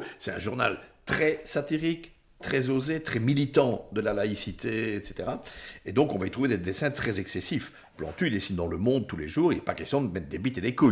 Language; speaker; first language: French; native; French